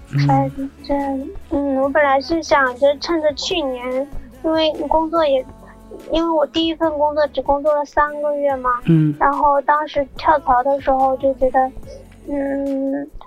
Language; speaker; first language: Chinese; native; Chinese